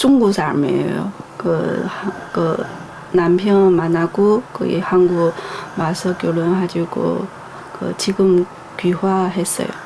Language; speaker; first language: Korean; non-native, learner; Chinese